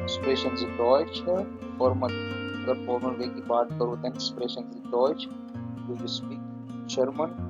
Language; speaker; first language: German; non-native, learner; Hindi